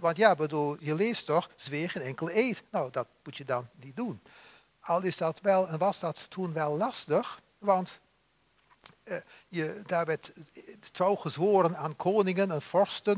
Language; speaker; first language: Dutch; native; Dutch